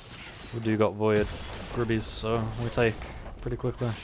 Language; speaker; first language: English; native; English